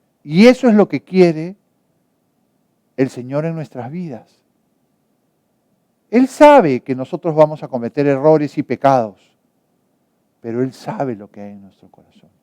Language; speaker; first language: Spanish; native; Spanish